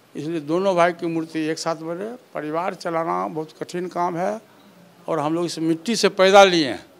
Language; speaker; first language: Hindi; native; Hindi